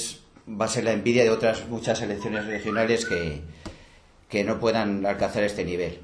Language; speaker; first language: Spanish; native; Spanish